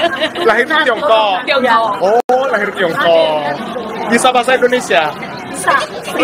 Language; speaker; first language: Indonesian; native; Indonesian